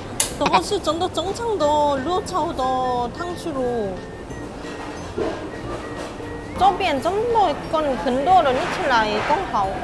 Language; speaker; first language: Chinese; non-native, fluent; Korean